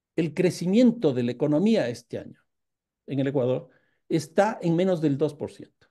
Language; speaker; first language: Spanish; native; Spanish